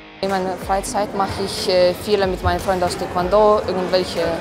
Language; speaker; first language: German; non-native, learner; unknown